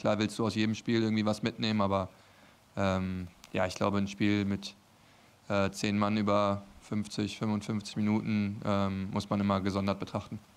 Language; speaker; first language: German; native; German